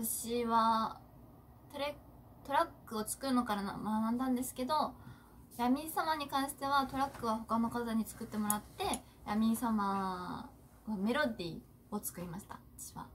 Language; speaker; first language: Korean; non-native, fluent; Japanese